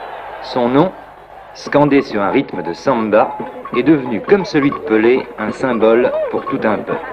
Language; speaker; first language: French; native; French